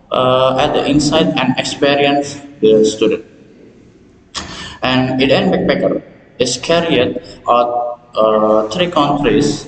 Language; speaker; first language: English; non-native, learner; Indonesian